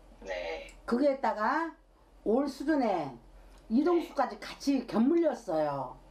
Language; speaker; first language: Korean; native; Korean